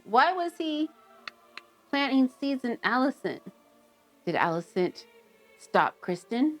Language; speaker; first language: English; native; English